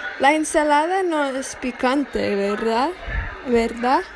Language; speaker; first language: Spanish; non-native, learner; Portuguese